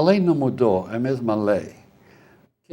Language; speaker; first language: Portuguese; non-native, fluent; Spanish